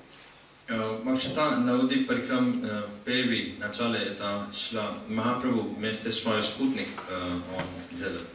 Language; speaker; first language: Russian; non-native, learner; Hindi